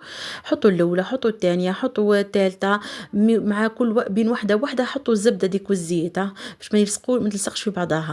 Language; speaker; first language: Arabic; native; Arabic